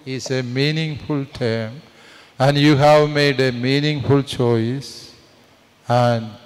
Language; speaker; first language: English; non-native, local second language; Malayalam